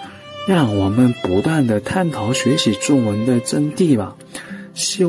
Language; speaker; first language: Chinese; non-native, fluent; Korean